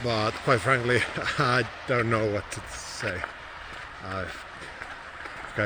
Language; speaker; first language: English; non-native, fluent; Finnish